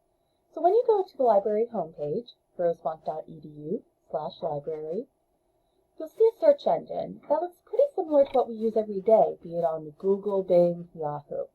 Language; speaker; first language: English; native; English